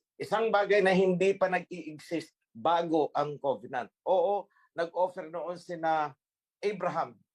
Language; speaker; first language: Filipino; native; Filipino